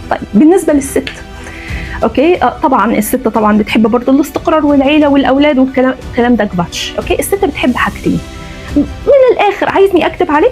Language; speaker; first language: Egyptian Arabic; early bilingual, heritage; Arabic